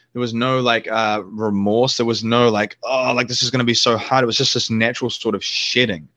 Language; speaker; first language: English; native; English